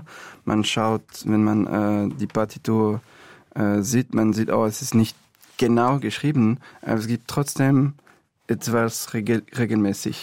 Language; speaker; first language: German; non-native, fluent; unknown